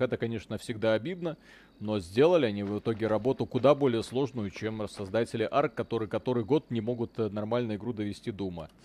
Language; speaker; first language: Russian; native; Russian